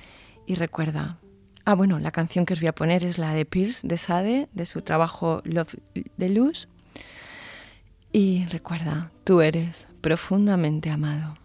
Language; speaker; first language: Spanish; native; Spanish